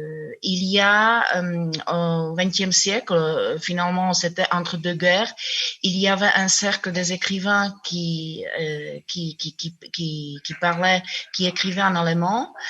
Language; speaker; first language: French; non-native, fluent; Czech